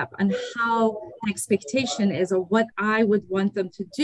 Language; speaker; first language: English; non-native, fluent; German